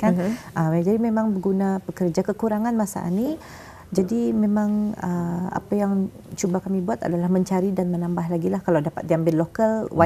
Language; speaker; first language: Malay; native; Malay